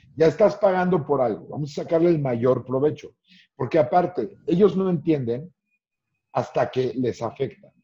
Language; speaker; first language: Spanish; native; Spanish